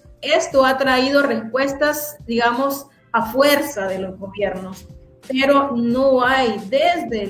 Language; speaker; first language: Spanish; native; Spanish